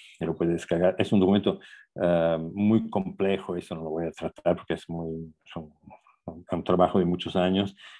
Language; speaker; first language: Spanish; non-native, fluent; Italian